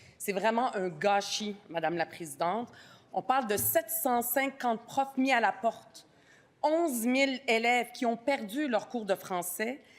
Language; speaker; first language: French; early bilingual, other home language; Arabic